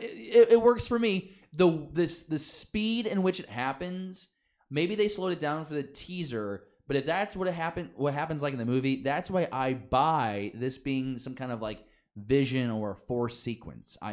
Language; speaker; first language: English; native; English